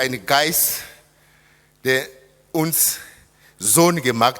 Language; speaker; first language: German; non-native, fluent; Lingala